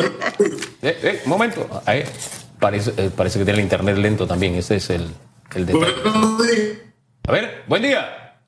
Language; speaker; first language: Spanish; native; Spanish